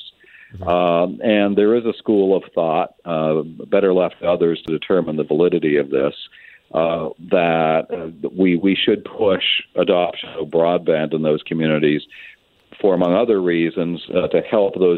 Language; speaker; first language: English; native; English